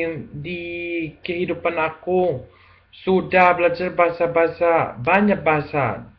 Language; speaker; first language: Indonesian; non-native, learner; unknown